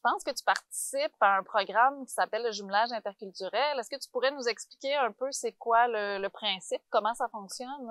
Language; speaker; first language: French; native; French